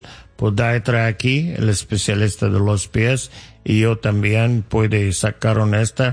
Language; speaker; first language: Spanish; non-native, learner; English